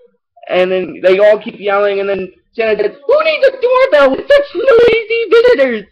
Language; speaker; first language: English; native; English